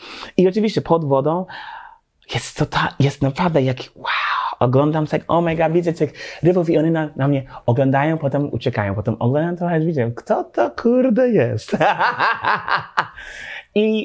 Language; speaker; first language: Polish; non-native, learner; English